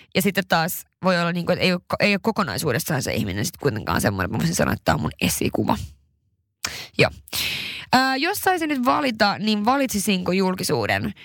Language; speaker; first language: Finnish; early bilingual, heritage; Swedish